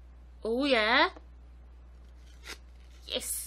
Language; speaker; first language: English; non-native, local second language; Korean